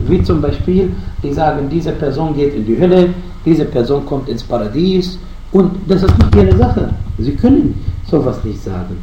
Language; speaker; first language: German; non-native, fluent; Arabic